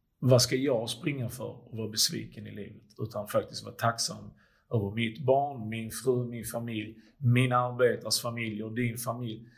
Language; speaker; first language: Swedish; early bilingual, other home language; Croatian